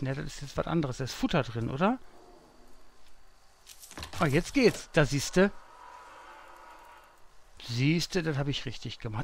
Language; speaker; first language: German; native; German